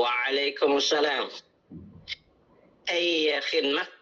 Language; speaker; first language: Arabic; non-native, learner; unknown